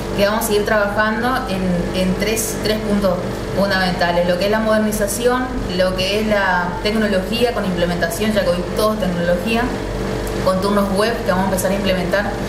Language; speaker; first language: Spanish; native; Spanish